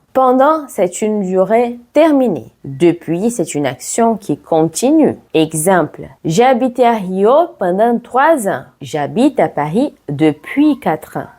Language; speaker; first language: French; non-native, fluent; Portuguese